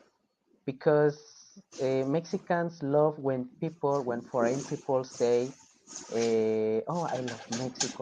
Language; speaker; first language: English; non-native, fluent; Spanish